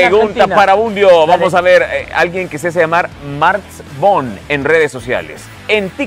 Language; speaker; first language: Spanish; native; Spanish